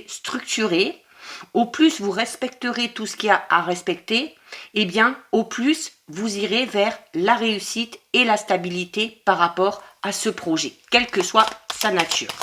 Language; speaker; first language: French; native; French